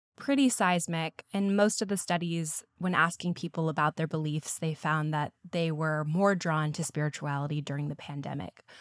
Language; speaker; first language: English; native; English